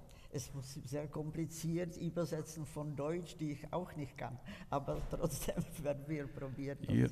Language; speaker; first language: German; non-native, fluent; Czech